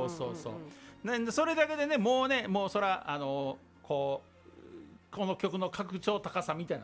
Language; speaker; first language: Japanese; native; Japanese